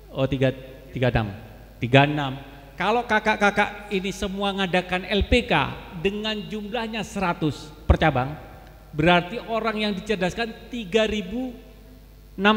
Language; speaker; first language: Indonesian; native; Indonesian